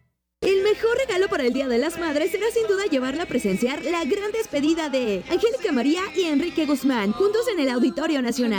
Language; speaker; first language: Spanish; native; Spanish